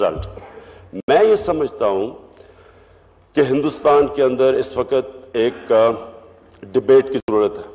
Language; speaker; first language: Urdu; native; Urdu